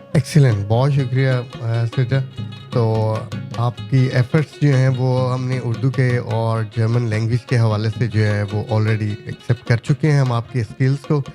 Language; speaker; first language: Urdu; native; Urdu